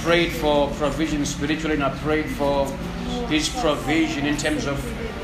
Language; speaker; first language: English; non-native, local second language; Zulu